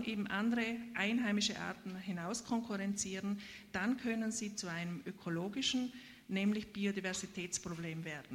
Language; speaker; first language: German; native; German